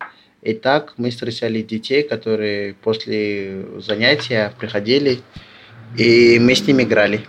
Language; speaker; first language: Russian; early bilingual, other home language; Lingala